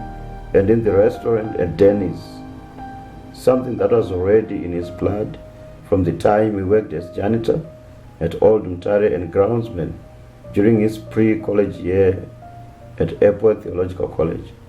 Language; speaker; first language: English; non-native, local second language; Shona